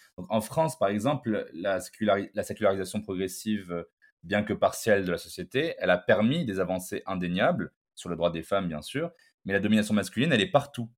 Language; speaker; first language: French; non-native, local second language; Arabic